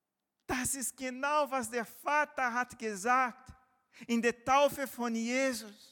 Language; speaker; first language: German; non-native, fluent; Portuguese